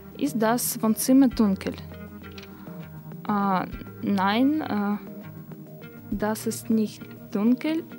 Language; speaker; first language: German; non-native, learner; Russian